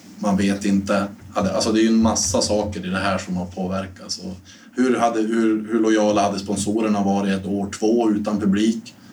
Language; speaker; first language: Swedish; native; Swedish